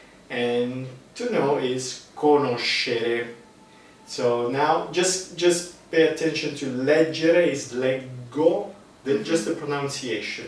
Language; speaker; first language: English; non-native, fluent; Italian